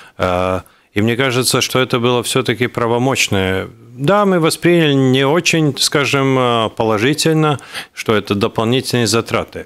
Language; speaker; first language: Russian; non-native, local second language; Latvian